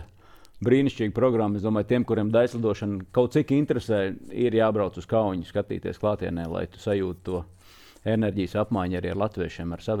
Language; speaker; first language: Latvian; native; Latvian